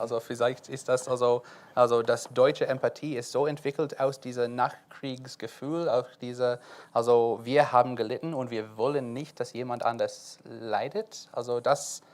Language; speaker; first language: German; non-native, fluent; English